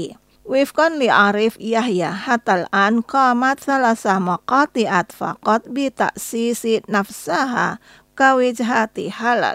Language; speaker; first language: Arabic; non-native, fluent; Indonesian